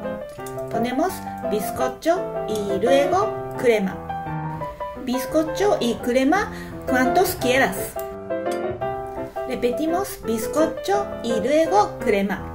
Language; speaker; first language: Spanish; non-native, learner; Japanese